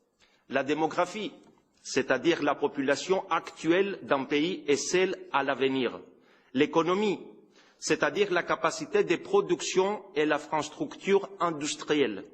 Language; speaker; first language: French; non-native, fluent; Greek